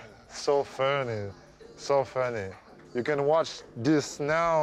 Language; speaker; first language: English; non-native, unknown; French